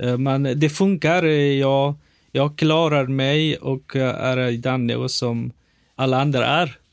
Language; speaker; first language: Swedish; non-native, fluent; Persian